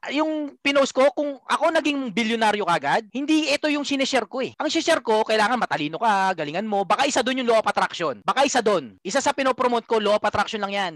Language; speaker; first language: Filipino; native; Filipino